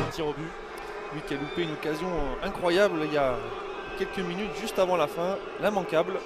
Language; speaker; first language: French; native; French